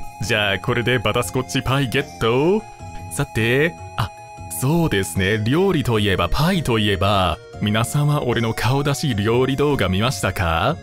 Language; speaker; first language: Japanese; non-native, fluent; English